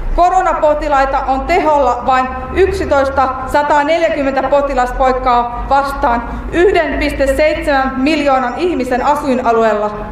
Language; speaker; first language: Finnish; native; Finnish